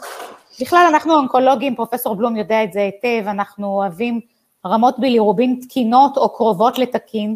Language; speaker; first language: Hebrew; native; Hebrew